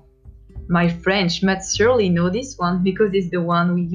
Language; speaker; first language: English; non-native, fluent; French